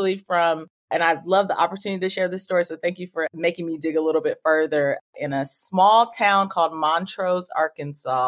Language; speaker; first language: English; native; English